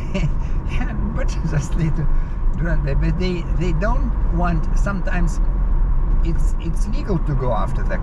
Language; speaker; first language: English; non-native, learner; Lithuanian